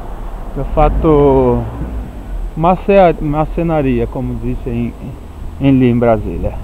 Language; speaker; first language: Italian; non-native, learner; Portuguese